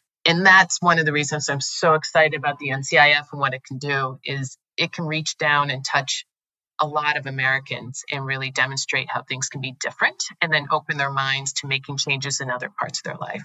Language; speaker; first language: English; native; English